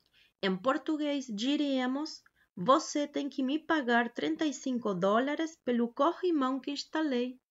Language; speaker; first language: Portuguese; non-native, fluent; Spanish